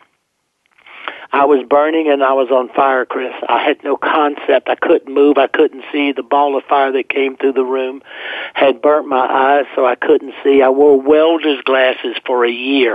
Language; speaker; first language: English; native; English